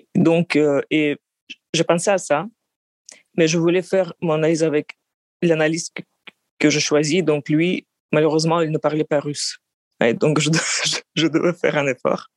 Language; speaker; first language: French; non-native, fluent; Russian